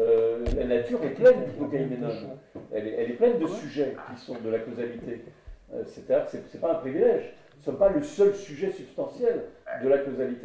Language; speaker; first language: French; native; French